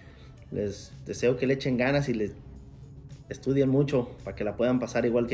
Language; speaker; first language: Spanish; native; Spanish